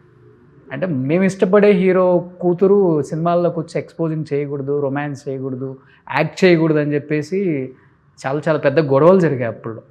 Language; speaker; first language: Telugu; native; Telugu